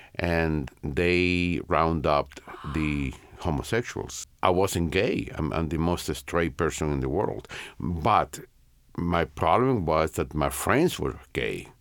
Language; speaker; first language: English; non-native, fluent; Spanish